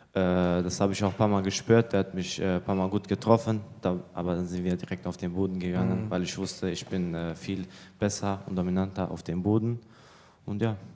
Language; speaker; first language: German; early bilingual, other home language; Bosnian